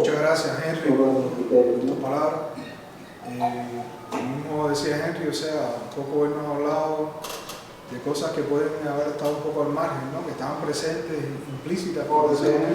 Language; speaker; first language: Spanish; native; Spanish